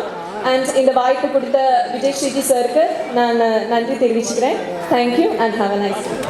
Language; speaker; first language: Tamil; non-native, fluent; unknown